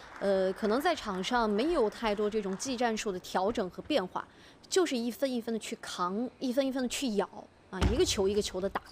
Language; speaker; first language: Chinese; native; Chinese